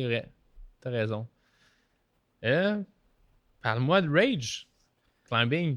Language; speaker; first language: French; native; French